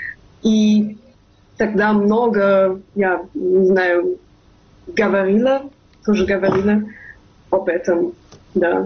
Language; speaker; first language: Russian; non-native, fluent; German